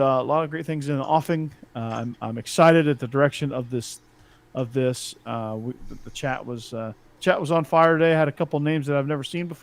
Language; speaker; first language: English; native; English